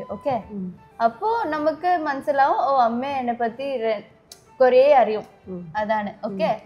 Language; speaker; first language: Malayalam; non-native, learner; Kannada